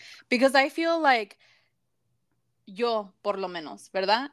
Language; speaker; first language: Spanish; early bilingual, heritage; Spanish